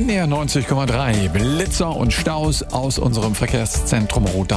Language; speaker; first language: German; native; German